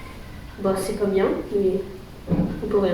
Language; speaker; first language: French; early bilingual, heritage; French